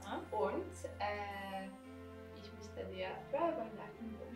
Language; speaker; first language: German; non-native, fluent; Polish